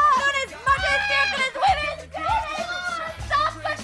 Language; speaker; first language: Spanish; non-native, learner; English